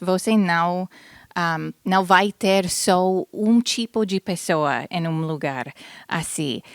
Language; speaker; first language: Portuguese; non-native, fluent; English